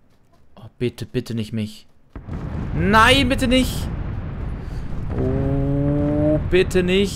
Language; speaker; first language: German; native; German